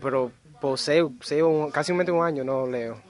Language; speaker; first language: Spanish; early bilingual, heritage; Spanish